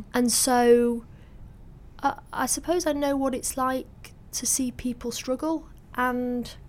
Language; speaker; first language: English; native; English